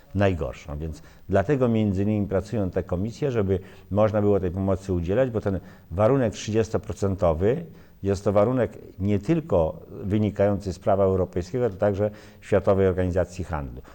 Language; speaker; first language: Polish; native; Polish